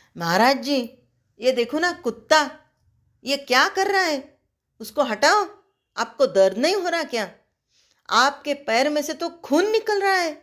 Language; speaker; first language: Hindi; non-native, local second language; Marathi